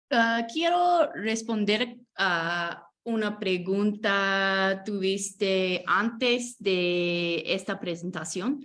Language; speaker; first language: Spanish; non-native, fluent; English